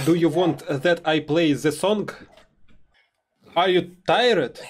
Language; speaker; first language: English; non-native, learner; Russian